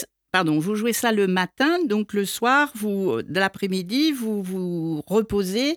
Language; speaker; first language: French; native; French